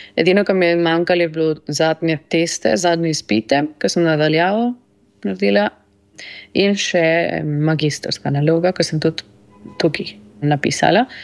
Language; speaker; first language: Slovenian; early bilingual, heritage; Slovenian